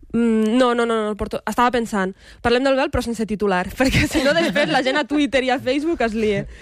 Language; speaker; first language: Catalan; early bilingual, other home language; Arabic